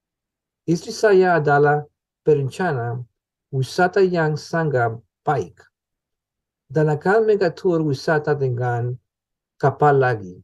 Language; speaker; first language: Indonesian; non-native, learner; English